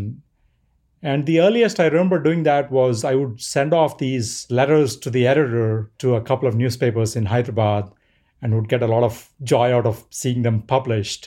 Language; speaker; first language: English; non-native, local second language; Telugu